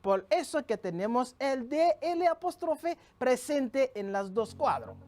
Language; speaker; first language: Spanish; non-native, local second language; French